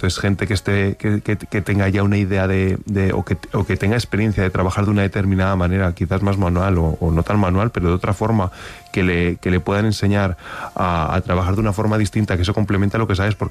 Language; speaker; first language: Spanish; native; Spanish